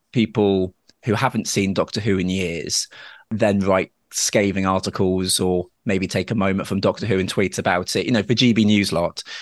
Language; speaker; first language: English; native; English